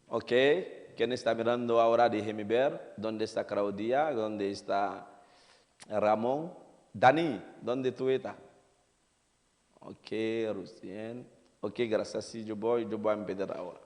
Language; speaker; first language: Spanish; non-native, learner; Haitian Creole